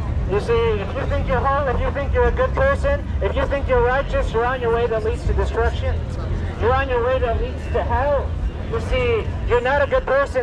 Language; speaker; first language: English; early bilingual, other home language; Spanish